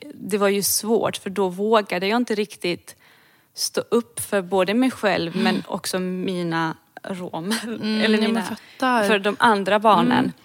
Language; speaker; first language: Swedish; early bilingual, other home language; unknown